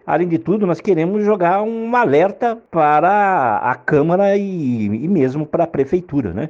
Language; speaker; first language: Portuguese; native; Portuguese